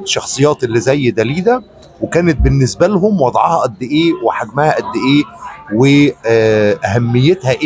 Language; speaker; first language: Arabic; native; Arabic